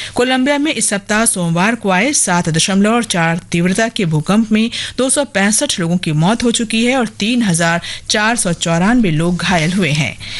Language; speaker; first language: Hindi; native; Hindi